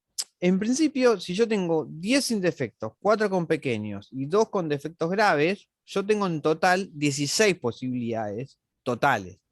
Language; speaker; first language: Spanish; native; Spanish